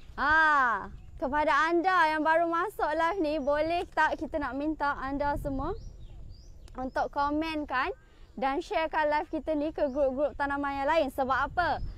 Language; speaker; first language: Malay; native; Malay